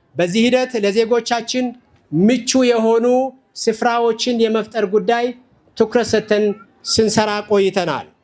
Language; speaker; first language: Amharic; non-native, local second language; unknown